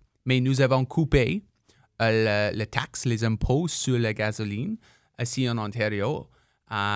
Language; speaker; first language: French; non-native, local second language; English